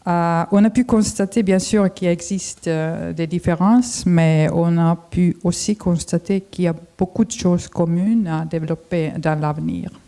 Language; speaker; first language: French; non-native, fluent; Finnish